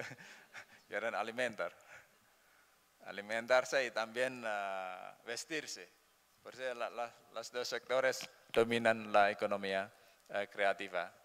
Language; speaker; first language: Spanish; non-native, learner; Indonesian